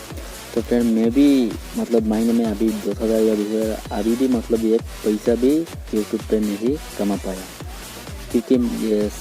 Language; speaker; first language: Hindi; non-native, local second language; Bangla